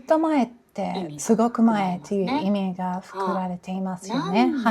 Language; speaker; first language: Japanese; non-native, learner; English